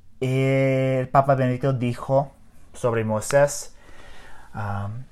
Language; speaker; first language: Spanish; non-native, learner; English